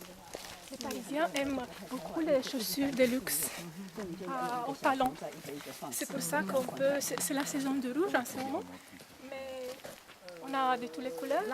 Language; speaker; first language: French; non-native, fluent; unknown